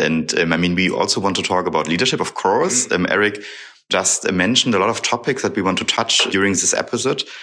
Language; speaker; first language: English; non-native, fluent; German